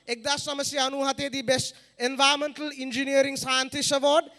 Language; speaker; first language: English; non-native, local second language; Sinhala